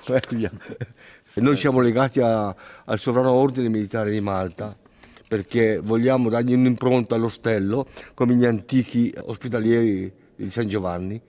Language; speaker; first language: Italian; native; Italian